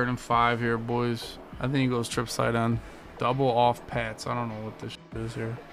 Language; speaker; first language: English; native; English